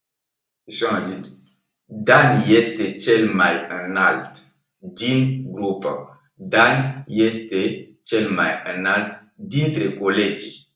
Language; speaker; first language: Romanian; non-native, fluent; French